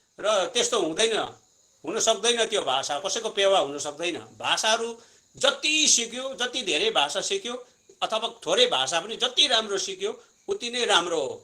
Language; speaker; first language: Nepali; native; Nepali